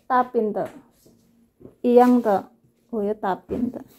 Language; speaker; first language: Chinese; non-native, learner; Indonesian